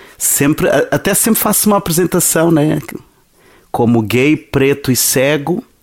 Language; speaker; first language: Portuguese; non-native, local second language; Kabuverdianu